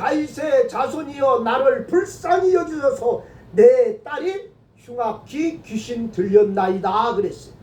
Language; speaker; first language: Korean; native; Korean